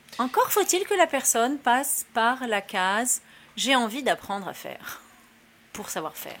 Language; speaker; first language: French; early bilingual, other home language; Spanish